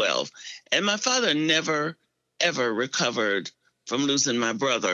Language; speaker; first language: English; native; English